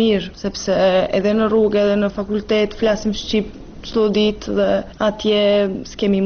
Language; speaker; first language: Albanian; non-native, fluent; Serbian